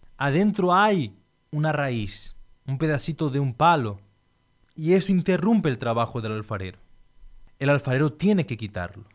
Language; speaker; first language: Spanish; non-native, fluent; Portuguese